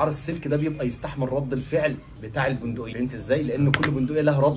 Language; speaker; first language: Arabic; native; Arabic